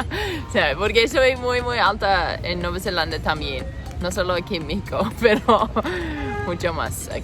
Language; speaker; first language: Spanish; non-native, learner; English